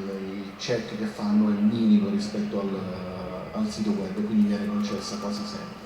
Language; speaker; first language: Italian; native; Italian